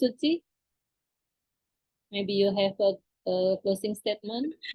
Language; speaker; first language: English; non-native, fluent; Indonesian